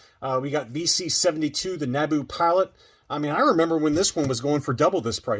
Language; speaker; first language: English; native; English